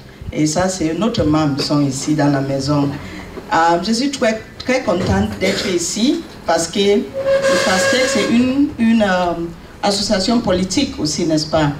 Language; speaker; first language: French; non-native, learner; English